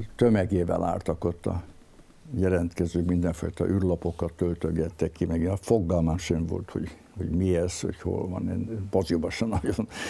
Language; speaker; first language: Hungarian; non-native, local second language; Croatian